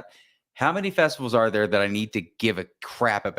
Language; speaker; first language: English; native; English